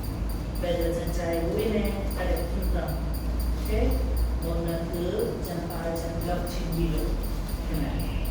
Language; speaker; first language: Vietnamese; non-native, learner; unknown